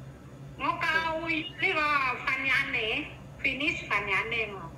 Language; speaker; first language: Cantonese; non-native, learner; Indonesian